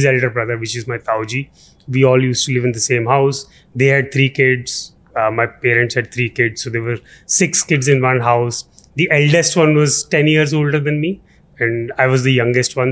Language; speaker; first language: English; non-native, local second language; Punjabi